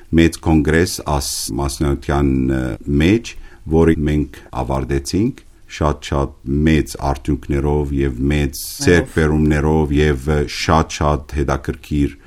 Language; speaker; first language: Armenian; early bilingual, heritage; Armenian